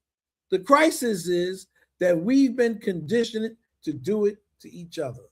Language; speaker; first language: English; native; English